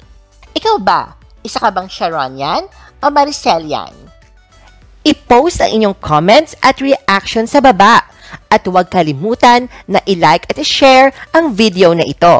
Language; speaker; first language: Filipino; native; Filipino